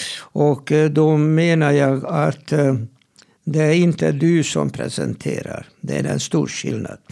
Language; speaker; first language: Swedish; non-native, fluent; Hungarian